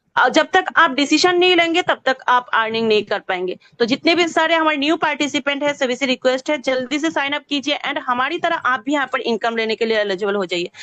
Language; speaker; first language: Hindi; non-native, local second language; Bangla